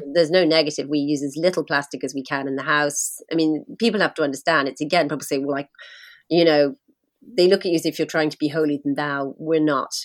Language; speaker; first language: English; native; English